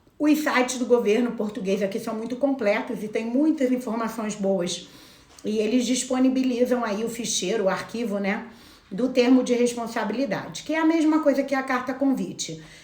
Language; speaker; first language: Portuguese; native; Portuguese